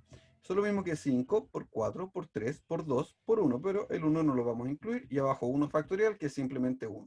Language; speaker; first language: Spanish; native; Spanish